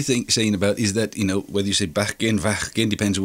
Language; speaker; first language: English; non-native, local second language; Welsh